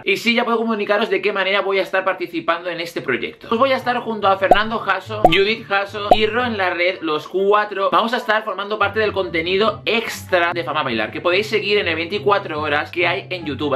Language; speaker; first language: Spanish; native; Spanish